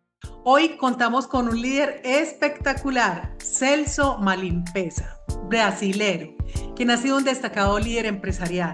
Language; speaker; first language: Spanish; native; Spanish